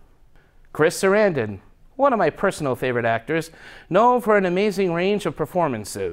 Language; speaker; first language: English; native; English